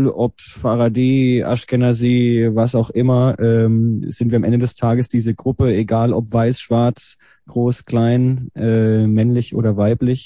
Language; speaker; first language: German; native; German